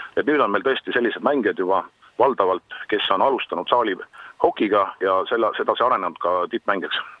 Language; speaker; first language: Estonian; native; Estonian